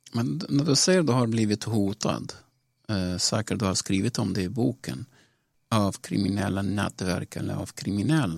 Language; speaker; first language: Swedish; non-native, fluent; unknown